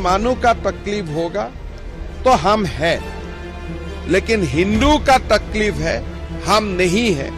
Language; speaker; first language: Hindi; non-native, local second language; Assamese